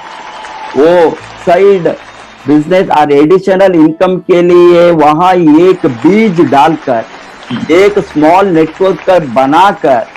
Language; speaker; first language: Hindi; non-native, local second language; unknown